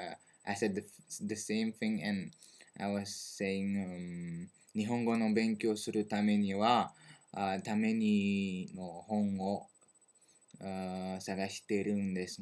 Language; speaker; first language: Japanese; non-native, learner; French